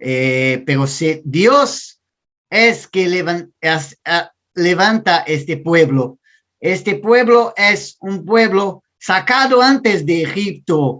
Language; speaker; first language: Spanish; non-native, learner; Portuguese